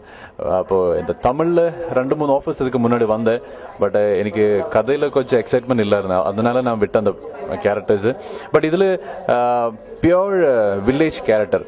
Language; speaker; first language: Tamil; non-native, learner; Malayalam